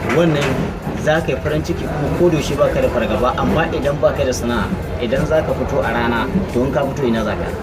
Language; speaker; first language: Hausa; native; Hausa